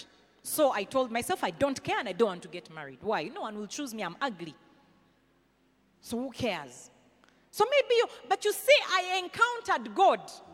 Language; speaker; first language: English; non-native, local second language; Nyankole